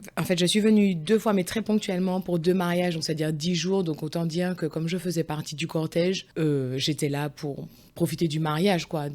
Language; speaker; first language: French; early bilingual, other home language; Guadeloupean Creole French